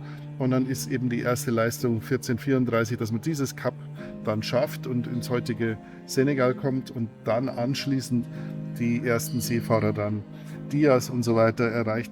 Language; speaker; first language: German; native; German